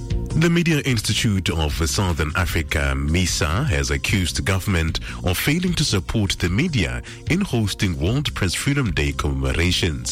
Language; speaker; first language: English; non-native, local second language; Tswana